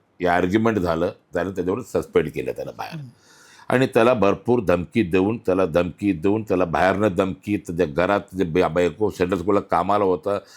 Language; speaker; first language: Marathi; non-native, local second language; Malayalam